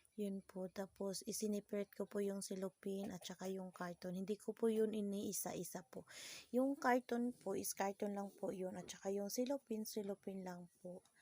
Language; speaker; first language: Filipino; non-native, local second language; Cebuano